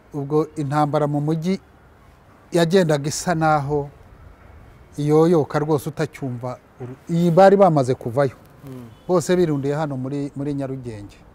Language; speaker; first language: Kinyarwanda; early bilingual, heritage; Kinyarwanda